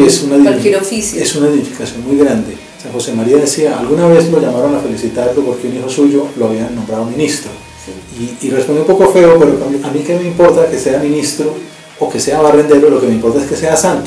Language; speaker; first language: Spanish; native; Spanish